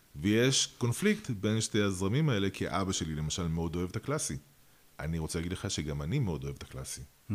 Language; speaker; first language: Hebrew; early bilingual, other home language; Russian